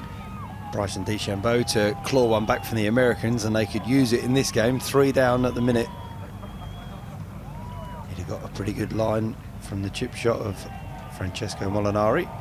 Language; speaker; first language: English; native; English